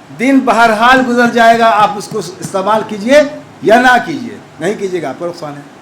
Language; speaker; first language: Hindi; native; Hindi